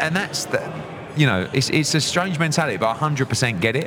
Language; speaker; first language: English; native; English